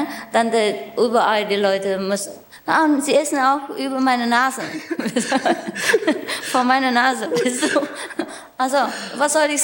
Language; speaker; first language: German; non-native, learner; Vietnamese